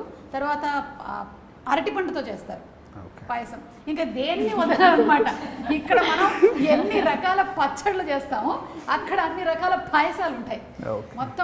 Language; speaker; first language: Telugu; native; Telugu